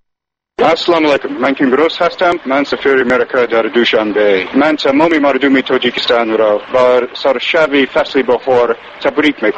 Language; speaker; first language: Persian; non-native, learner; English